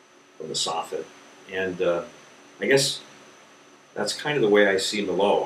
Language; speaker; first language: English; native; English